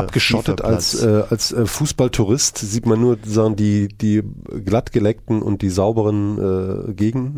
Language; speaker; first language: German; native; German